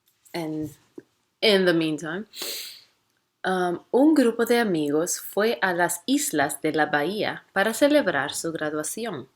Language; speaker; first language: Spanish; non-native, fluent; English